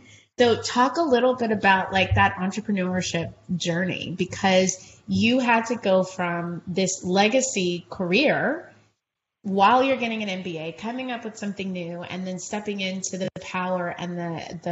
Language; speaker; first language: English; native; English